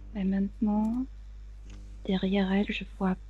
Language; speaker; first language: French; non-native, fluent; Spanish